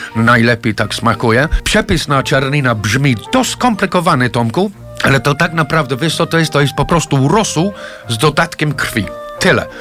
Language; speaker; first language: Polish; non-native, fluent; English